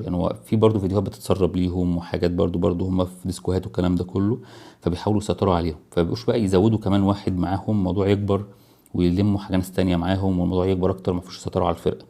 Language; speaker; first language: Arabic; native; Arabic